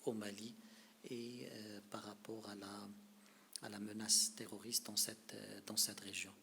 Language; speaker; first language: French; non-native, local second language; Arabic